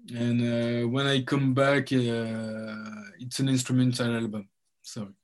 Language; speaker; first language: English; early bilingual, heritage; French